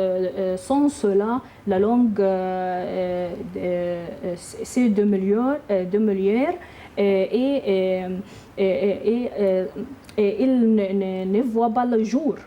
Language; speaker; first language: French; non-native, learner; Arabic